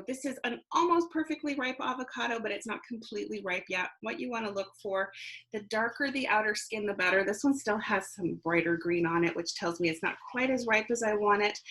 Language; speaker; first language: English; native; English